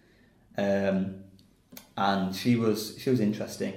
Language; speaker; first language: English; native; English